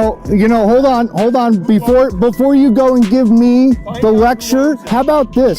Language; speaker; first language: English; native; English